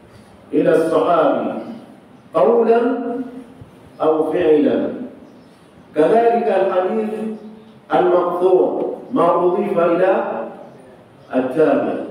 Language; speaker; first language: Arabic; non-native, fluent; Swahili